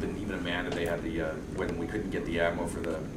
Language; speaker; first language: English; native; English